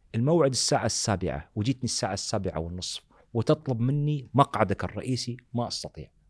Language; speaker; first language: Arabic; native; Arabic